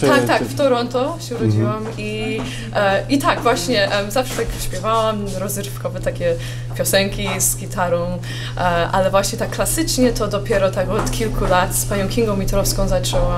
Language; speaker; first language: Polish; early bilingual, heritage; Polish